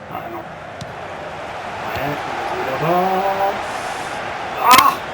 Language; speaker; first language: French; native; French